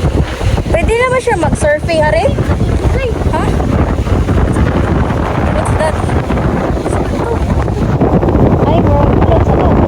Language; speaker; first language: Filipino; non-native, local second language; Cebuano